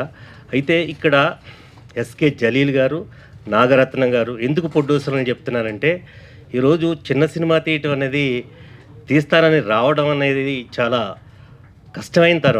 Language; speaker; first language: Telugu; native; Telugu